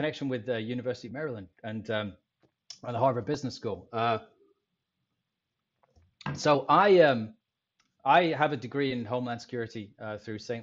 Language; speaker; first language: English; native; English